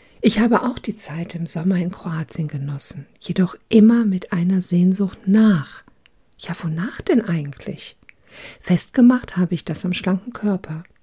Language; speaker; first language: German; early bilingual, other home language; Croatian